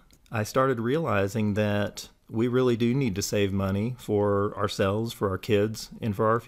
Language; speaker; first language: English; native; English